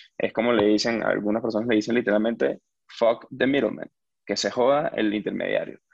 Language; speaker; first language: Spanish; native; Spanish